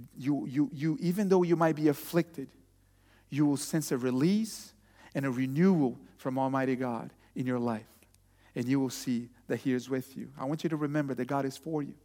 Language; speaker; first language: English; non-native, fluent; Portuguese